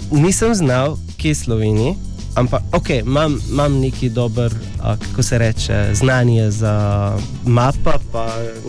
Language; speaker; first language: Slovenian; non-native, learner; Arabic